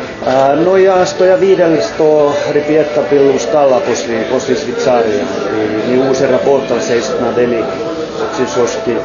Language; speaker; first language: Russian; non-native, learner; Finnish